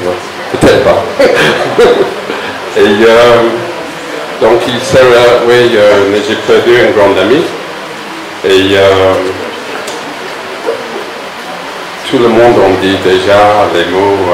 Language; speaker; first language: French; non-native, fluent; English